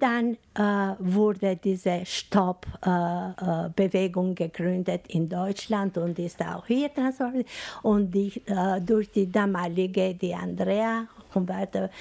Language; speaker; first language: German; non-native, learner; Albanian